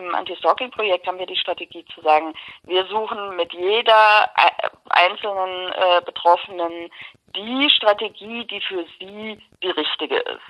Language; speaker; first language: German; native; German